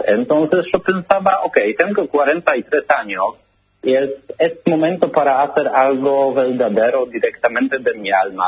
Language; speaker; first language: Spanish; non-native, learner; Polish